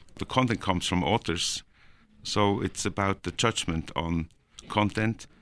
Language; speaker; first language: English; non-native, fluent; Norwegian